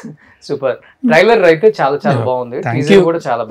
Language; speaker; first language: Telugu; native; Telugu